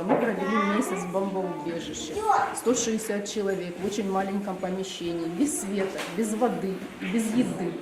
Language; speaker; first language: Russian; native; Russian